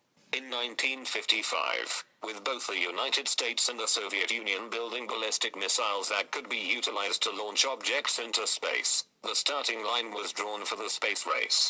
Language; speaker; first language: English; native; English